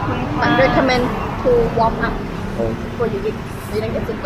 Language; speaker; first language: English; non-native, learner; Thai